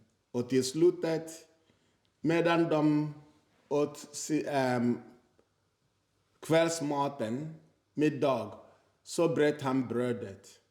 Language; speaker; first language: Swedish; non-native, fluent; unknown